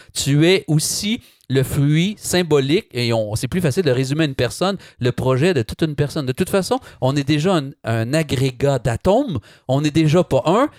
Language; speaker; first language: French; native; French